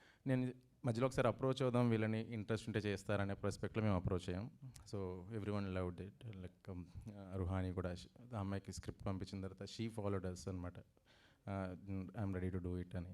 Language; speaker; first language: Telugu; native; Telugu